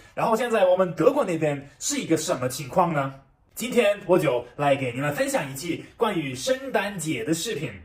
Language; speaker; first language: Chinese; non-native, fluent; German